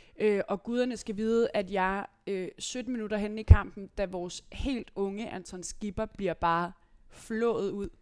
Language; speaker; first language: Danish; native; Danish